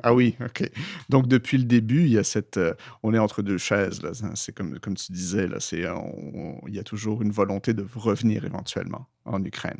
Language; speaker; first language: French; native; French